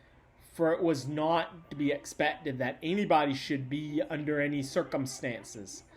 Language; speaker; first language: English; native; English